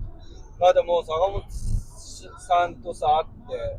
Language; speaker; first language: Japanese; native; Japanese